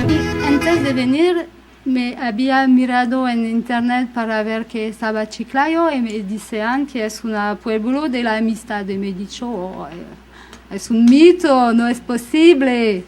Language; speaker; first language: Spanish; non-native, fluent; French